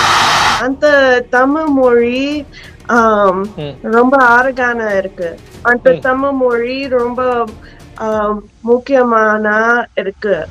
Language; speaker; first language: Tamil; non-native, learner; English